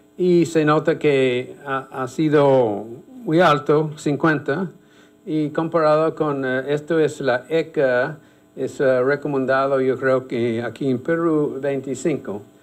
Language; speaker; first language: Spanish; non-native, fluent; English